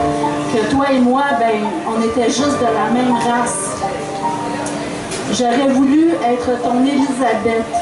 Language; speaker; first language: French; native; French